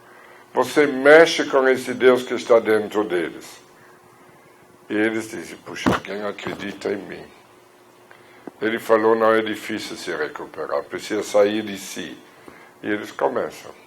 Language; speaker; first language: Portuguese; non-native, fluent; German